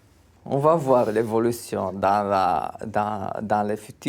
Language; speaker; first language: French; non-native, fluent; Romanian